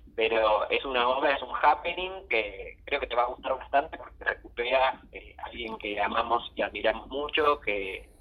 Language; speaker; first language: Spanish; native; Spanish